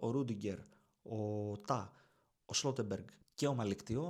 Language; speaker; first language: Greek; native; Greek